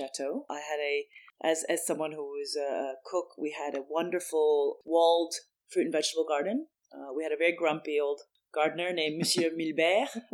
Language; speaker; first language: English; native; English